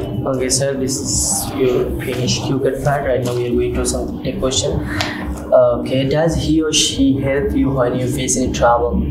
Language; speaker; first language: English; non-native, fluent; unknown